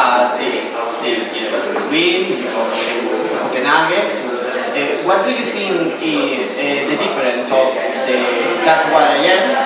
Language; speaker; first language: English; non-native, learner; Spanish